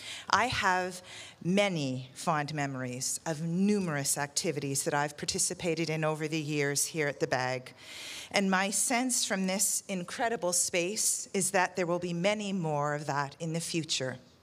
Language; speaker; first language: English; native; English